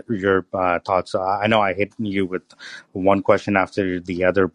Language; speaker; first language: English; non-native, local second language; Urdu